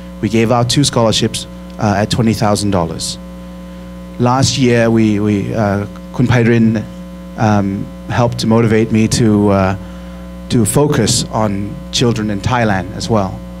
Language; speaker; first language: English; early bilingual, other home language; Thai